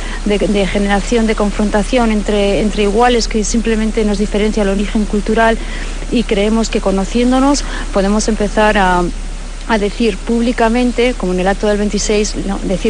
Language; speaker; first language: Spanish; native; Spanish